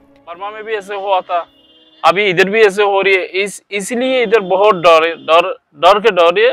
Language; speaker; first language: Hindi; non-native, learner; Rohingya